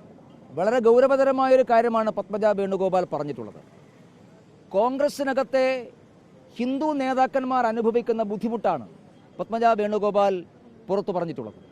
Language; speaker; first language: Malayalam; native; Malayalam